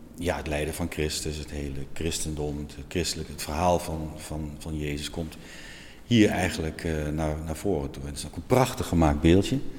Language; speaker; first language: Dutch; native; Dutch